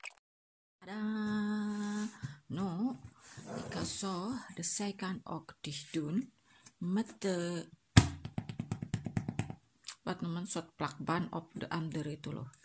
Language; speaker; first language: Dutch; non-native, learner; Indonesian